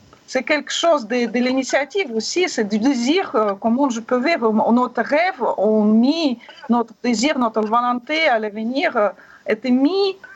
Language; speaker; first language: French; non-native, learner; Russian